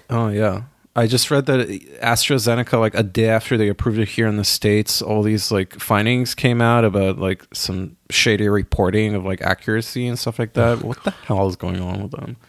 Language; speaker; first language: English; non-native, fluent; Hebrew